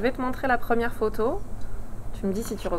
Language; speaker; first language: French; native; French